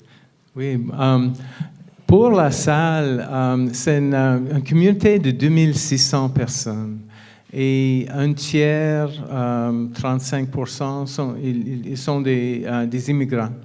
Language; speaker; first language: French; non-native, fluent; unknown